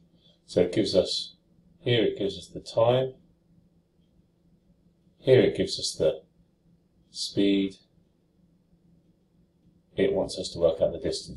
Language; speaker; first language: English; native; English